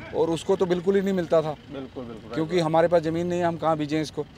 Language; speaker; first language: Hindi; native; Hindi